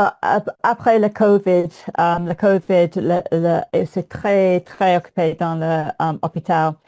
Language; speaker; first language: French; non-native, learner; English